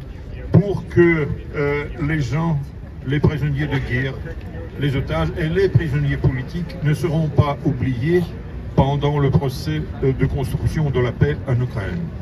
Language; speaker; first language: French; non-native, learner; Russian